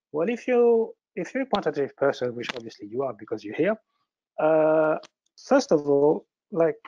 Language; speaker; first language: English; early bilingual, other home language; French